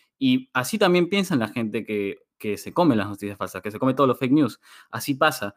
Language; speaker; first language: Spanish; native; Spanish